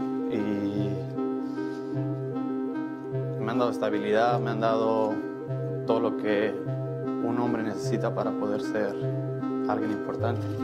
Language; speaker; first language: Spanish; native; Spanish